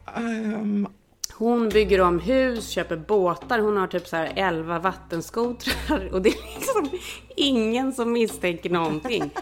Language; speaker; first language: Swedish; native; Swedish